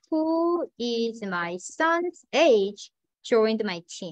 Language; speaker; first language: English; non-native, fluent; Korean